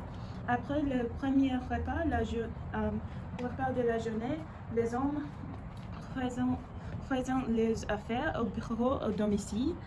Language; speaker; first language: French; non-native, learner; English